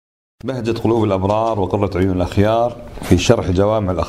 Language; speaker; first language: Arabic; native; Arabic